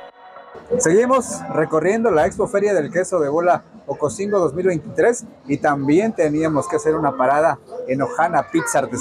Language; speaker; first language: Spanish; native; Spanish